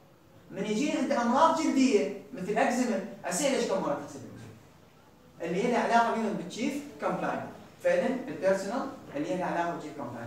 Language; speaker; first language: Arabic; native; Arabic